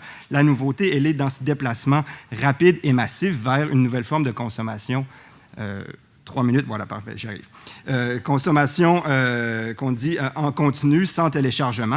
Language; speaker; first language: French; native; French